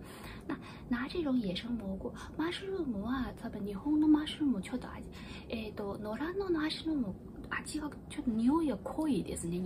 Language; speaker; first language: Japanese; non-native, fluent; Chinese